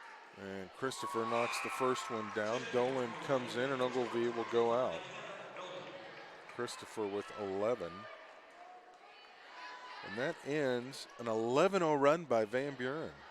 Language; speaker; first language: English; native; English